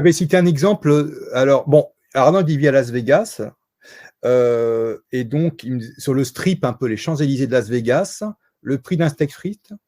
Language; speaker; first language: French; native; French